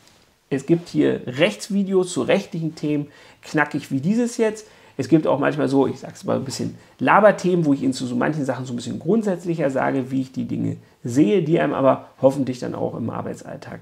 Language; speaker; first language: German; native; German